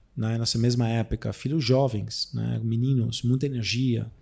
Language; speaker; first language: Portuguese; non-native, fluent; Dutch